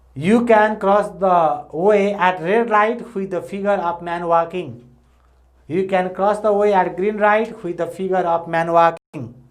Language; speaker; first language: English; non-native, local second language; Nepali